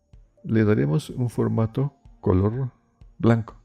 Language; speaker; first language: Spanish; native; Spanish